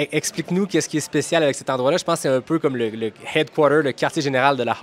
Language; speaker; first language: French; native; French